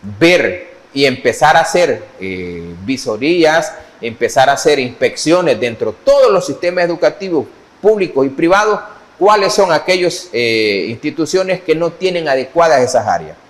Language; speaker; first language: Spanish; native; Spanish